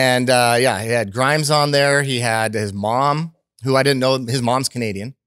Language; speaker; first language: English; native; English